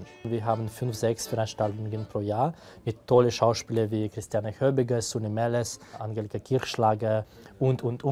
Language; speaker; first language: German; non-native, fluent; Russian